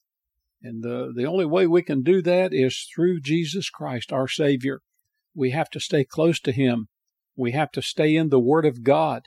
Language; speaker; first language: English; native; English